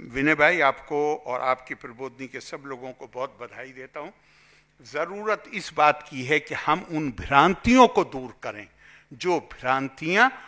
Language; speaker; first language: Hindi; native; Hindi